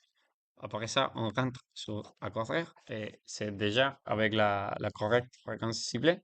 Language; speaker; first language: French; non-native, learner; Spanish